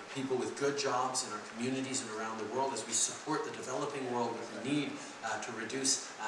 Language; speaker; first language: English; early bilingual, other home language; French